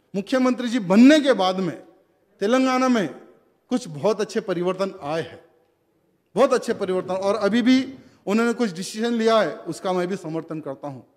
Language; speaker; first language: Hindi; non-native, local second language; Telugu